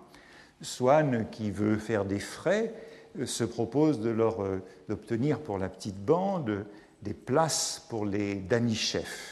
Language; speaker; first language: French; native; French